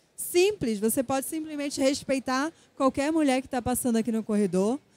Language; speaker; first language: Portuguese; native; Portuguese